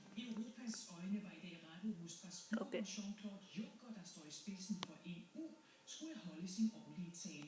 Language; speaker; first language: Danish; native; Danish